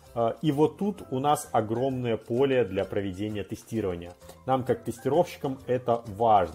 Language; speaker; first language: Russian; native; Russian